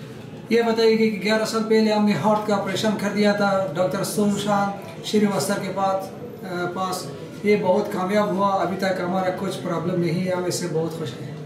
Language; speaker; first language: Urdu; non-native, learner; Persian